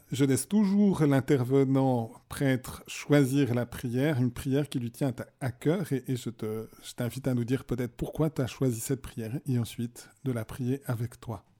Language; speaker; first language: French; native; French